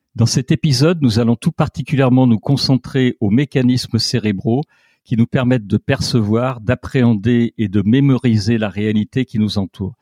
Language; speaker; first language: French; native; French